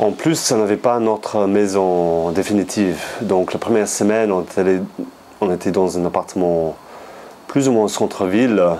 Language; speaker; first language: French; non-native, fluent; English